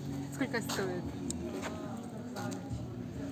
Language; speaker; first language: Russian; native; Russian